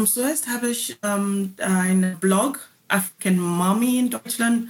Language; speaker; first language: German; non-native, learner; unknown